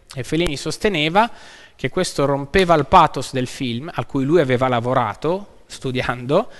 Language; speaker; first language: Italian; native; Italian